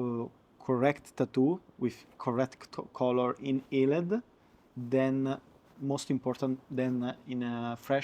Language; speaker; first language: English; non-native, learner; Italian